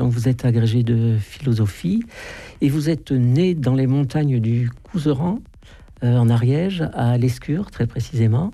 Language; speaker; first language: French; native; French